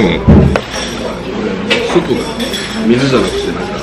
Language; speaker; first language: Japanese; non-native, fluent; Korean